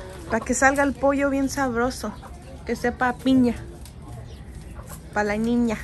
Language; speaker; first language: Spanish; early bilingual, other home language; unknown